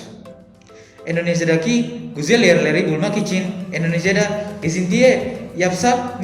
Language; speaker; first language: Turkish; non-native, learner; Indonesian